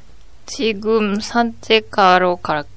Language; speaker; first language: Korean; non-native, learner; Japanese